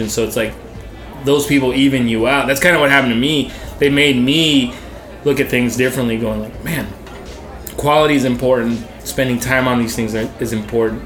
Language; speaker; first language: English; early bilingual, other home language; Spanish